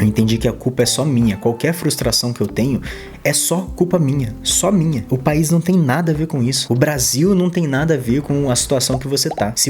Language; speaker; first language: Portuguese; native; Portuguese